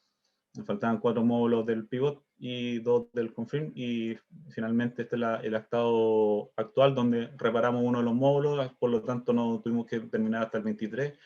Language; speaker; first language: Spanish; native; Spanish